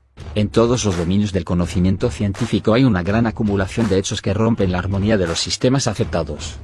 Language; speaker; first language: Spanish; native; Spanish